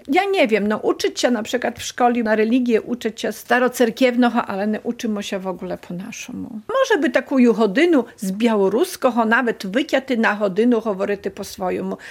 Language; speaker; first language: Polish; non-native, local second language; Belarusian